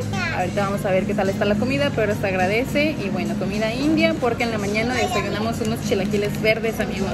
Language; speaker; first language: Spanish; native; Spanish